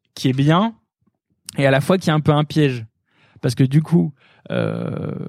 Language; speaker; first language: French; native; French